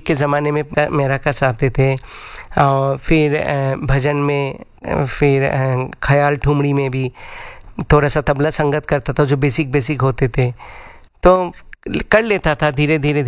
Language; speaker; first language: Hindi; non-native, local second language; Bangla